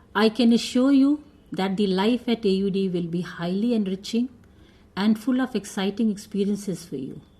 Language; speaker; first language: English; non-native, local second language; Hindi